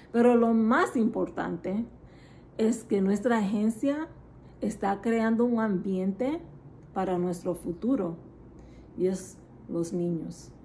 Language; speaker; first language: Spanish; early bilingual, heritage; Spanish